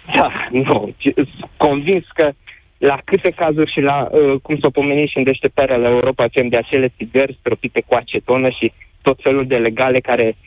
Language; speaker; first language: Romanian; native; Romanian